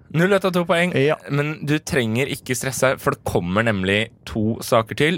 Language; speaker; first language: Norwegian; native; Norwegian